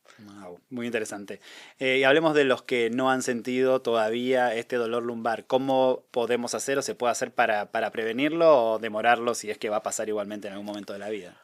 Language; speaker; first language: Spanish; native; Spanish